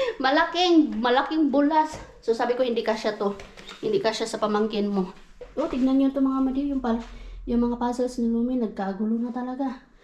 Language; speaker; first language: Filipino; native; Filipino